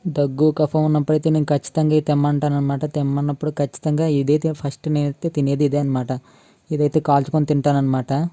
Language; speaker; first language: Telugu; non-native, local second language; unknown